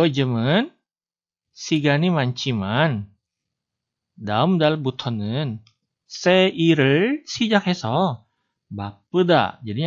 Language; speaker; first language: Korean; non-native, fluent; Indonesian